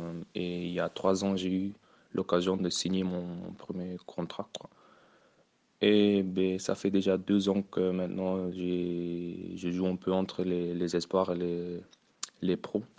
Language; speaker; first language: French; early bilingual, other home language; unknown